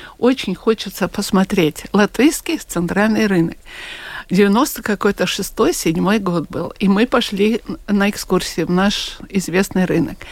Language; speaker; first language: Russian; non-native, local second language; Latvian